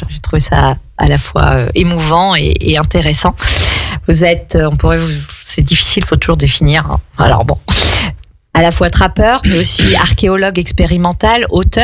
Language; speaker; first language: French; native; French